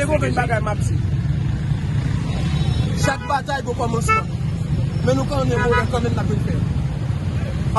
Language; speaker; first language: Haitian Creole; native; Haitian Creole